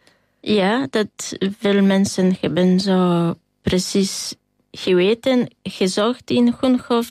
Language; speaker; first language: Dutch; non-native, learner; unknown